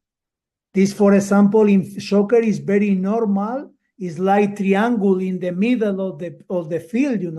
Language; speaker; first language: English; non-native, learner; Spanish